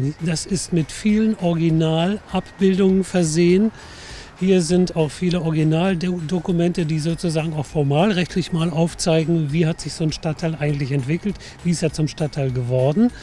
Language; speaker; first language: German; native; German